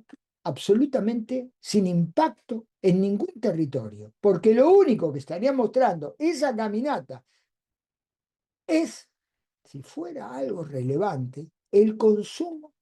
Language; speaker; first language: Spanish; native; Spanish